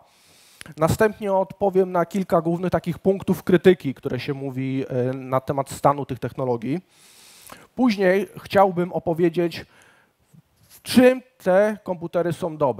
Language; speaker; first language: Polish; native; Polish